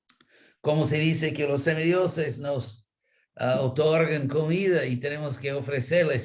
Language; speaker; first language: Spanish; non-native, fluent; English